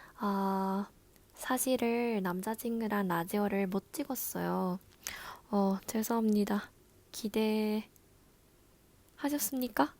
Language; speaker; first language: Korean; non-native, learner; Japanese